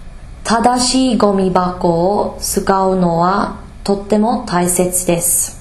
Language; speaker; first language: Japanese; non-native, learner; English